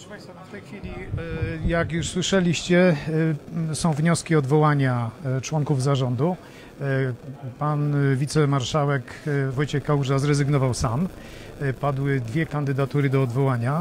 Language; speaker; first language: Polish; native; Polish